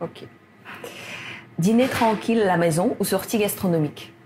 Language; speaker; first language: French; non-native, fluent; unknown